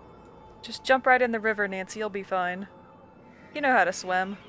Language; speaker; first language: English; native; English